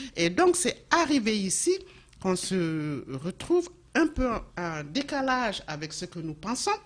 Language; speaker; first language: French; non-native, local second language; Bambara